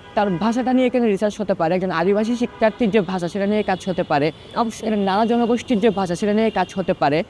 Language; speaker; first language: Bangla; non-native, local second language; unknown